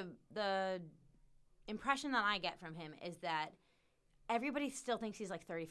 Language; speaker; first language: English; native; English